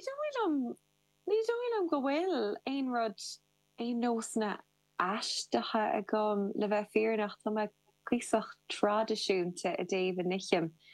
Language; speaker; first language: Irish; non-native, local second language; English